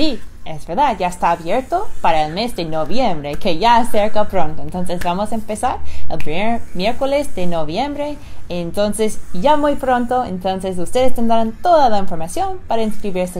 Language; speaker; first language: Spanish; non-native, fluent; English